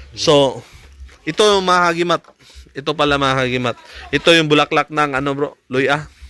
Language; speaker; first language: Filipino; non-native, local second language; Cebuano